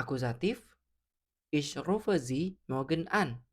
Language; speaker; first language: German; non-native, fluent; Indonesian